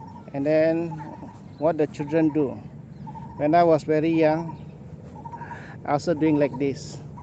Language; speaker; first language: English; non-native, local second language; Malay